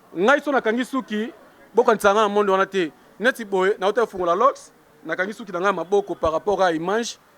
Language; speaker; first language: Lingala; native; Lingala